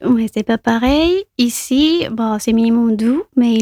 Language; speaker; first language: French; non-native, fluent; Spanish